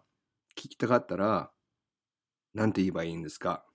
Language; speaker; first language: Japanese; non-native, fluent; English